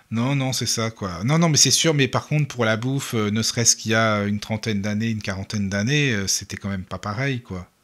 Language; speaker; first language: French; native; French